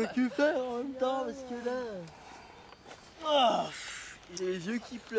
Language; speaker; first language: French; native; French